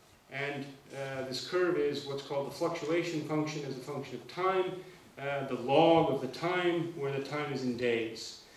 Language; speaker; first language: English; native; English